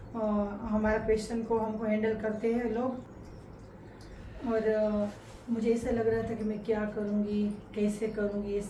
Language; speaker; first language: Hindi; non-native, local second language; Gujarati